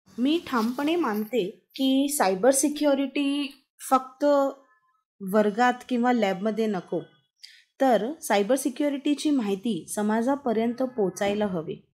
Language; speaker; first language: Marathi; non-native, local second language; Hindi